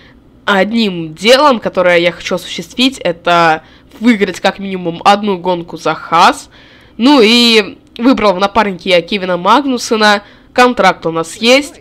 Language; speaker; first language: Russian; native; Russian